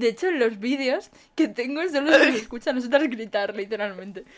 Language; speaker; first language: Spanish; native; Spanish